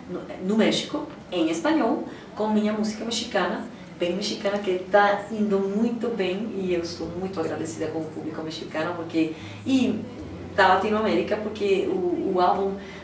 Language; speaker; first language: Portuguese; non-native, fluent; Spanish